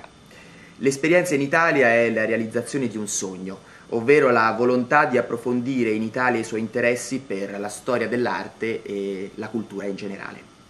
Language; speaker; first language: Italian; native; Italian